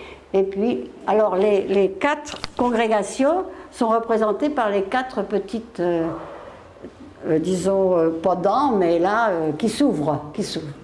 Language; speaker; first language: French; native; French